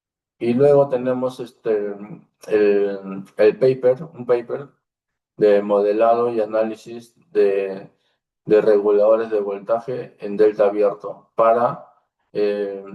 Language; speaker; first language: Spanish; native; Spanish